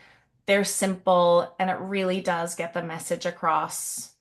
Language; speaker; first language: English; native; English